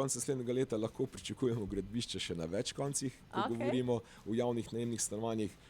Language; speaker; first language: Slovenian; native; Slovenian